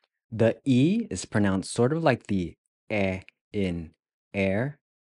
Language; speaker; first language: English; native; English